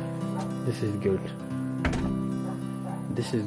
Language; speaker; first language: English; non-native, learner; Hindi